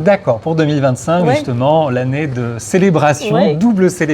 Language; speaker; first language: French; native; French